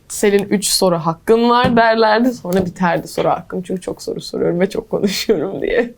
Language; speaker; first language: Turkish; early bilingual, heritage; English